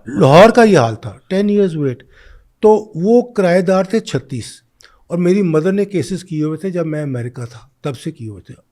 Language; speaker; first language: Urdu; non-native, local second language; Punjabi